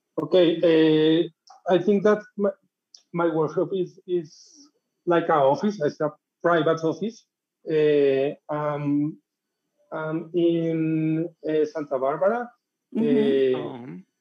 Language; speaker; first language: English; non-native, learner; Spanish